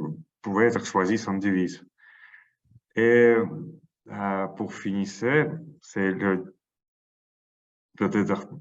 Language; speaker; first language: French; non-native, learner; Russian